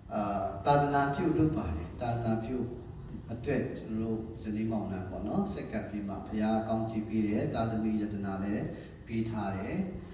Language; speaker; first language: Burmese; non-native, local second language; Tedim Chin